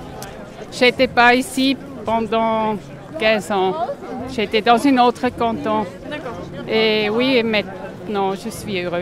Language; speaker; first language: French; non-native, local second language; German